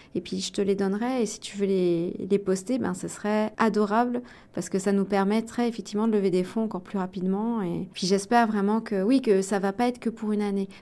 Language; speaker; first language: French; native; French